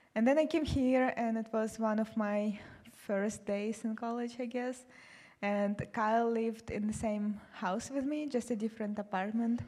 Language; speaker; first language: English; non-native, fluent; Russian